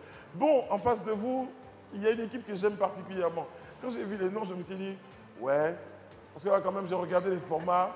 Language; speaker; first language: French; native; French